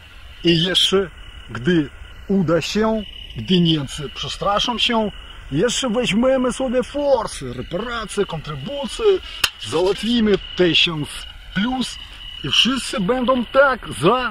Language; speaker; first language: Polish; non-native, fluent; Ukrainian